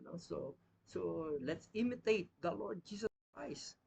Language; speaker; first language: English; non-native, local second language; Filipino